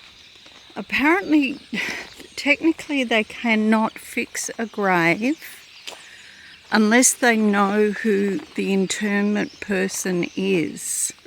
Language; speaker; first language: English; native; English